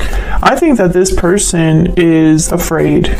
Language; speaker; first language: English; native; English